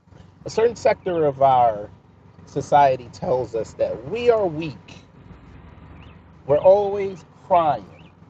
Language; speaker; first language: English; native; English